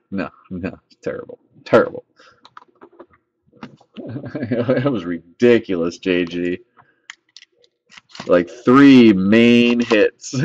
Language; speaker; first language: English; native; English